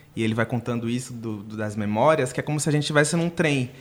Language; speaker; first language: Portuguese; native; Portuguese